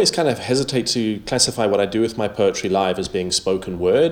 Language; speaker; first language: English; native; English